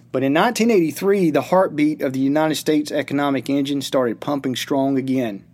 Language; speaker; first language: English; native; English